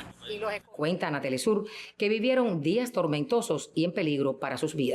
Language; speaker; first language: Spanish; native; Spanish